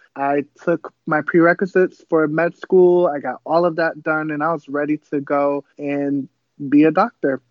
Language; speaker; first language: English; early bilingual, other home language; Kabuverdianu